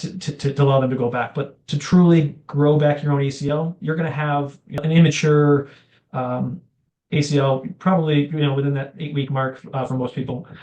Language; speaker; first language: English; native; English